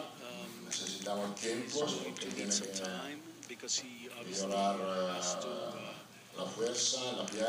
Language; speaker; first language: Spanish; non-native, fluent; Italian